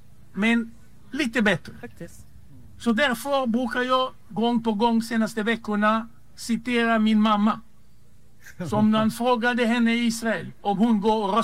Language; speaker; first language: Swedish; non-native, fluent; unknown